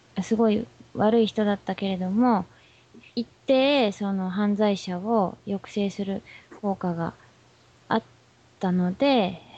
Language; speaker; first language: Japanese; native; Japanese